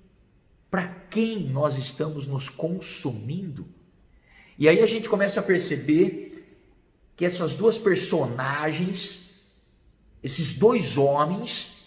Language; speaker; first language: Portuguese; native; Portuguese